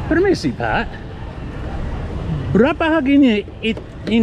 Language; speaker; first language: Indonesian; non-native, learner; English